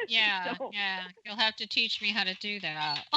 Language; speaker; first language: English; native; English